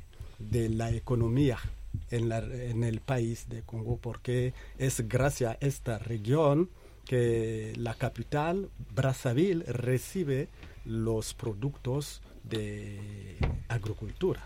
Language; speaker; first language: Spanish; non-native, fluent; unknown